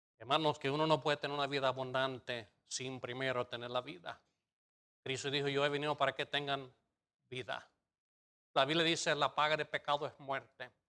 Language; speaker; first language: Spanish; non-native, fluent; English